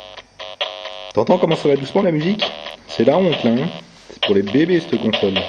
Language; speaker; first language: French; native; French